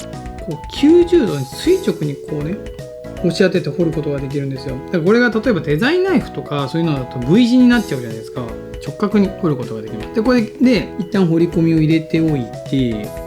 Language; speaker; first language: Japanese; native; Japanese